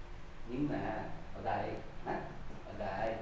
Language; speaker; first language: Vietnamese; non-native, learner; Korean